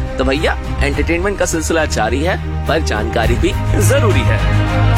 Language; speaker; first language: Hindi; native; Hindi